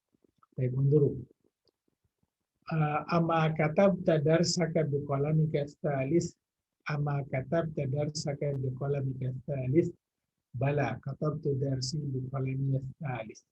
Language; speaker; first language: Arabic; non-native, fluent; Indonesian